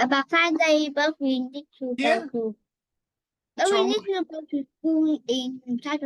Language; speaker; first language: English; non-native, learner; Vietnamese